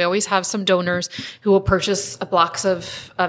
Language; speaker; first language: English; native; English